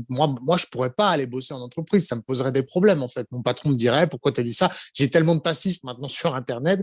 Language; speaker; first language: French; native; French